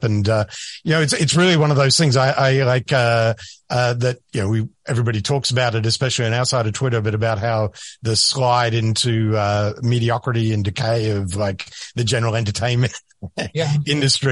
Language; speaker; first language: English; native; English